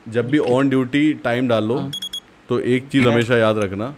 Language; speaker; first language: Hindi; native; Hindi